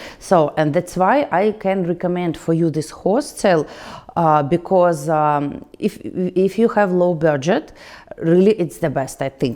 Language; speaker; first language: English; non-native, learner; Russian